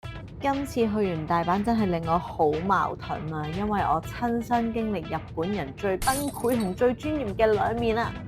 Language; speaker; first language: Cantonese; native; Cantonese